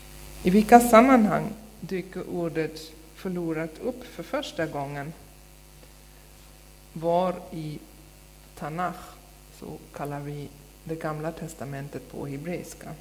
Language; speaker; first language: Swedish; non-native, fluent; German